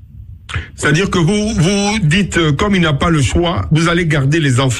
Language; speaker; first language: French; non-native, local second language; Akan